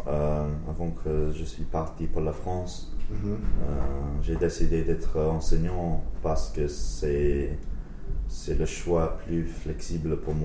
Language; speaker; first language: French; non-native, learner; English